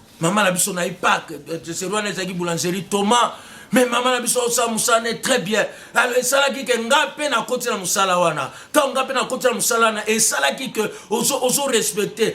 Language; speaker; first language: Lingala; native; Lingala